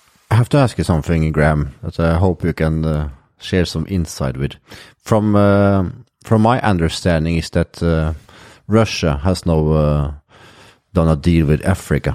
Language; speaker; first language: English; non-native, fluent; Norwegian